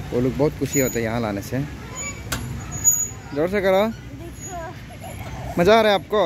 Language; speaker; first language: Hindi; non-native, local second language; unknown